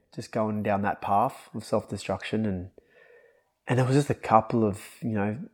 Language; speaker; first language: English; native; English